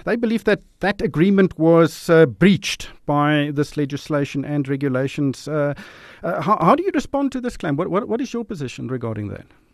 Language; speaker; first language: English; non-native, local second language; Afrikaans